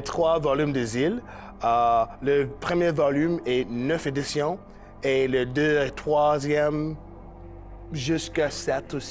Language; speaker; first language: French; non-native, local second language; English